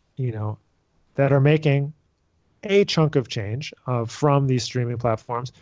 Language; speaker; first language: English; native; English